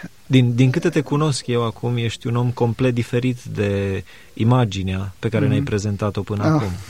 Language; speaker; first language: Romanian; native; Romanian